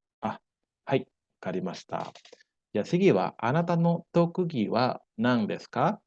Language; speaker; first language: Japanese; non-native, fluent; Indonesian